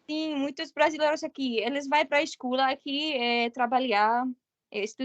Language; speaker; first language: Portuguese; non-native, learner; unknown